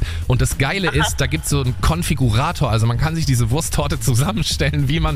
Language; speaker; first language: German; native; German